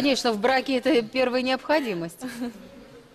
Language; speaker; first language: Russian; native; Russian